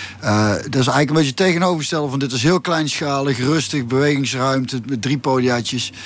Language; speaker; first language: Dutch; native; Dutch